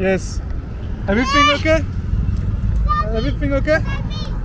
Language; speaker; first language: English; non-native, fluent; French